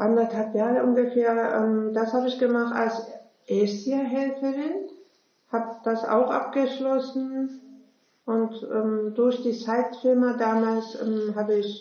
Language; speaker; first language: German; non-native, fluent; Turkish